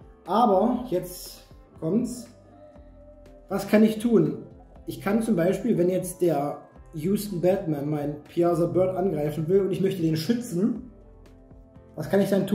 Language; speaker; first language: German; native; German